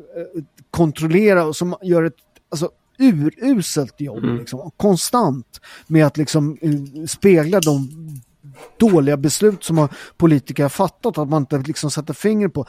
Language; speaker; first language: Swedish; early bilingual, other home language; Italian